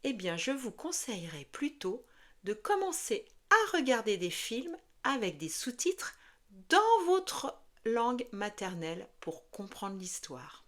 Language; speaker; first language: French; native; French